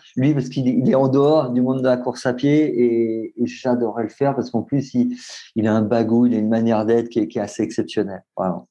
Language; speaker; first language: French; native; French